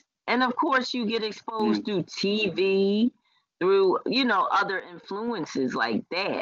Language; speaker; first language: English; native; English